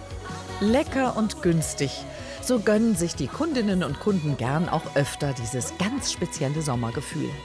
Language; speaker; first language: German; native; German